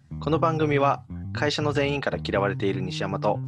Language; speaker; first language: Japanese; native; Japanese